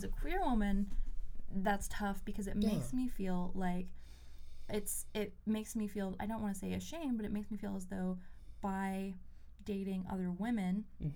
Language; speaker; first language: English; native; English